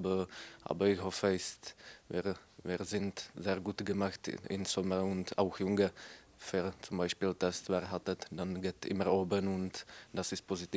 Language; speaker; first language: German; non-native, learner; Czech